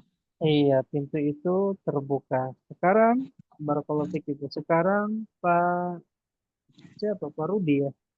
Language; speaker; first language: Indonesian; native; Indonesian